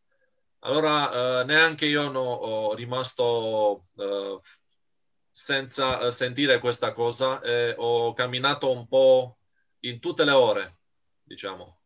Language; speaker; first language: Italian; non-native, fluent; Romanian